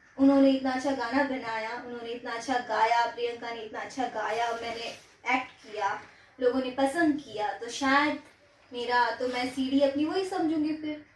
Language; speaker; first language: Hindi; non-native, local second language; Gujarati